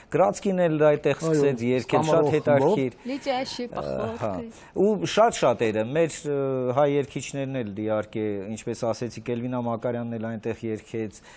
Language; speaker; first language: Armenian; native; Armenian